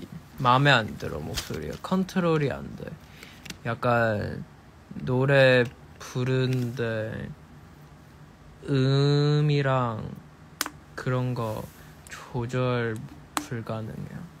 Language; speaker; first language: Korean; non-native, fluent; Chinese